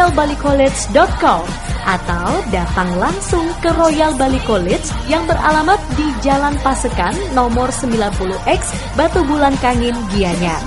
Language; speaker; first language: Indonesian; native; Indonesian